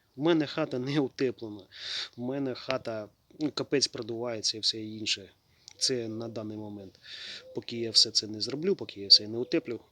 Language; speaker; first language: Ukrainian; native; Ukrainian